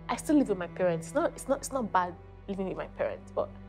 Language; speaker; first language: English; non-native, local second language; Igbo